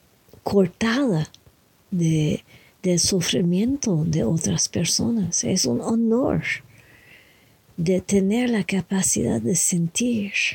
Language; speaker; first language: Spanish; non-native, learner; English